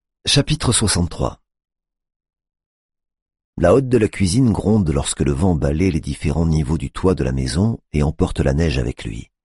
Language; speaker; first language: French; native; French